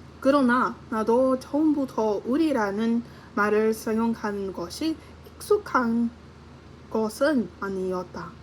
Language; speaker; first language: Korean; non-native, learner; English